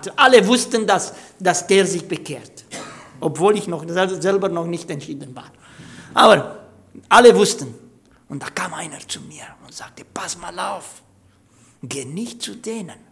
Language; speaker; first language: German; non-native, fluent; Romanian